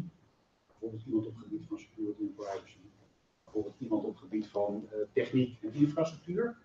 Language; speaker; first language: Dutch; native; Dutch